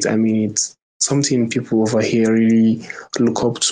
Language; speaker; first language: English; non-native, local second language; Hausa